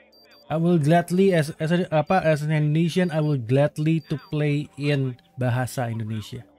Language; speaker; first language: English; non-native, learner; Indonesian